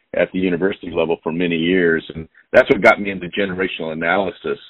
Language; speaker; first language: English; native; English